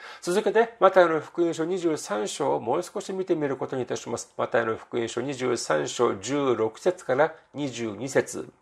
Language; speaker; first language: Japanese; non-native, fluent; Korean